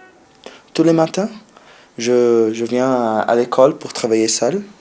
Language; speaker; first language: French; non-native, fluent; Portuguese